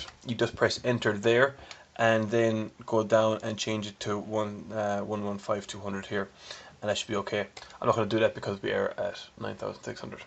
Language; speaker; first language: English; native; English